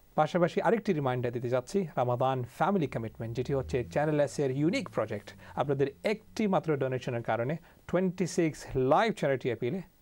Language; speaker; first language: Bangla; early bilingual, heritage; Bangla